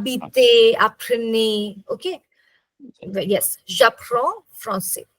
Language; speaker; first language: French; non-native, fluent; English